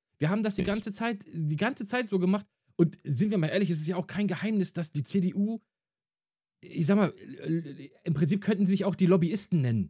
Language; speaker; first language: German; native; German